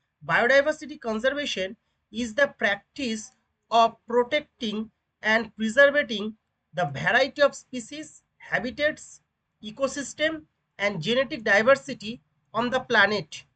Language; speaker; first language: English; non-native, local second language; Bangla